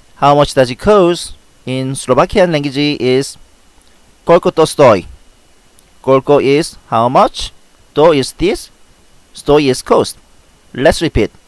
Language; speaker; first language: English; non-native, fluent; Korean